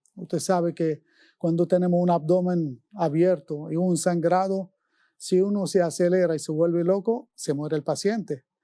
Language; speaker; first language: Spanish; non-native, fluent; Arabic